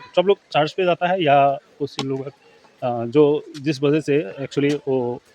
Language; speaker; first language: Hindi; non-native, local second language; Assamese